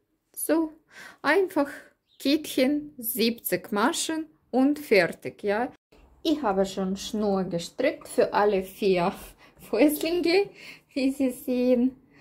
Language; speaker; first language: German; non-native, learner; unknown